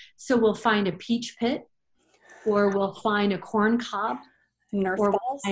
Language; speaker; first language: English; native; English